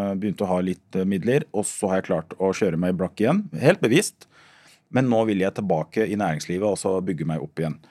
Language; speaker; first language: Norwegian; early bilingual, other home language; Arabic